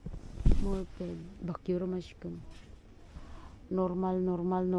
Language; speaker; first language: Turkish; non-native, learner; Filipino